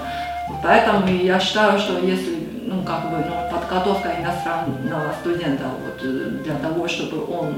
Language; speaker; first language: Russian; non-native, fluent; Chinese